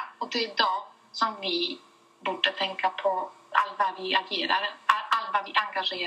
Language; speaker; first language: Swedish; non-native, fluent; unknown